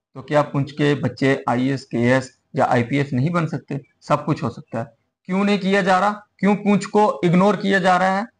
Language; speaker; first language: Hindi; native; Hindi